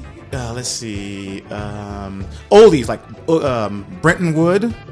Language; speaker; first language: English; native; English